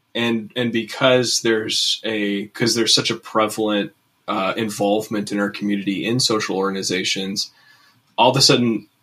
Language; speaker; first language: English; native; English